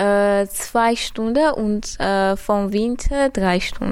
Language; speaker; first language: German; early bilingual, other home language; Armenian